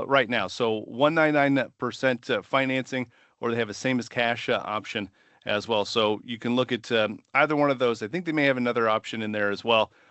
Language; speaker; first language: English; native; English